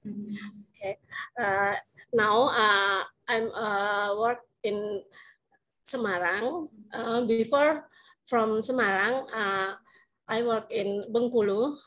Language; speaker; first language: English; non-native, learner; Indonesian